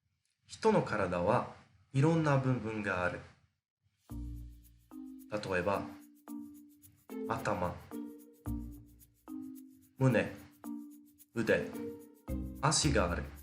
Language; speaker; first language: Japanese; non-native, learner; Portuguese